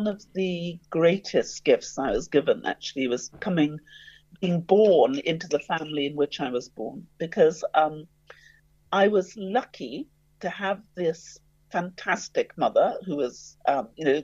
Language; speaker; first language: English; native; English